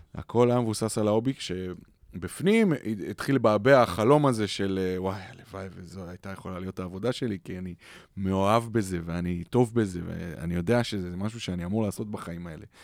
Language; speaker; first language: Hebrew; native; Hebrew